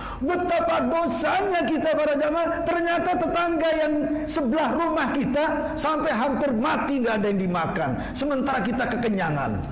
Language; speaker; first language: Malay; non-native, local second language; Javanese